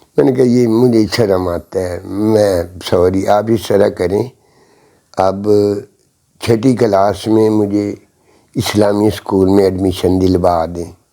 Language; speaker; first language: Urdu; non-native, local second language; Punjabi